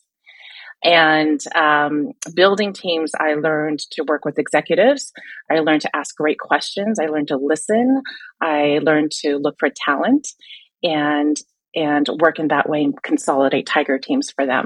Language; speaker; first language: English; native; English